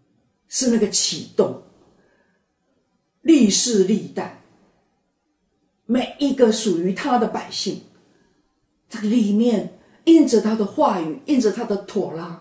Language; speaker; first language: Chinese; native; Chinese